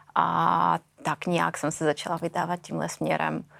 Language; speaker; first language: Czech; non-native, fluent; Russian